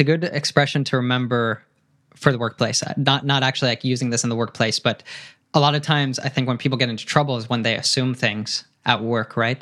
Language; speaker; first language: English; native; English